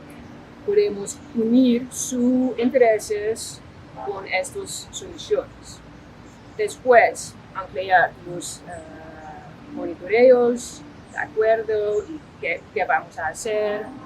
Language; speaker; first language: Spanish; non-native, fluent; Dutch